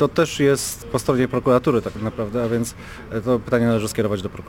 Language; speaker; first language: Polish; native; Polish